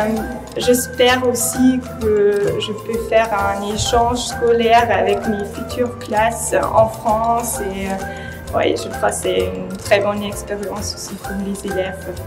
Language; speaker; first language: French; non-native, fluent; German